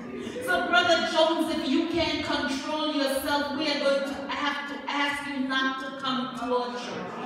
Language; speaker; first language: English; native; English